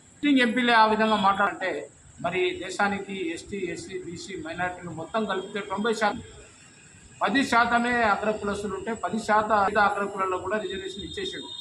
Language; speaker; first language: Telugu; non-native, local second language; Lambadi